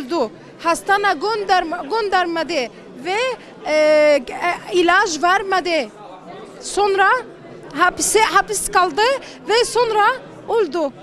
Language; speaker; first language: Turkish; non-native, learner; Arabic